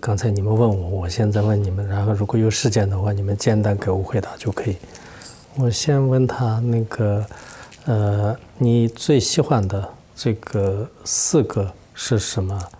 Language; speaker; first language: Chinese; non-native, local second language; Tibetan